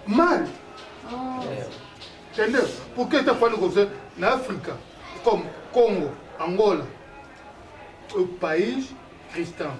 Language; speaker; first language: Portuguese; non-native, learner; Lingala